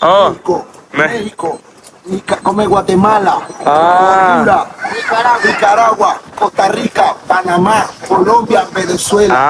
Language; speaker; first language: Spanish; non-native, learner; Malayalam